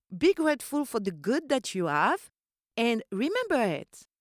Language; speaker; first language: English; non-native, fluent; French